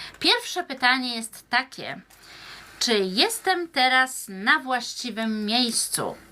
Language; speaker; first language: Polish; native; Polish